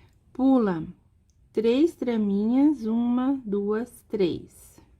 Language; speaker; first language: Portuguese; native; Portuguese